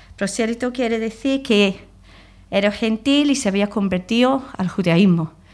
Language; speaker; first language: Spanish; non-native, fluent; English